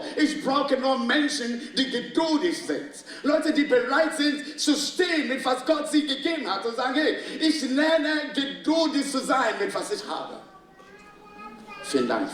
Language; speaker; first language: German; non-native, fluent; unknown